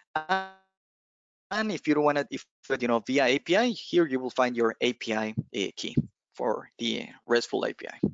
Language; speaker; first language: English; non-native, fluent; Spanish